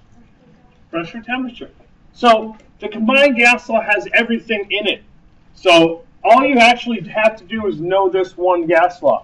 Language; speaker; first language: English; native; English